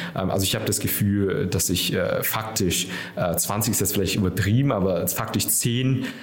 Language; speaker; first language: German; early bilingual, other home language; Vietnamese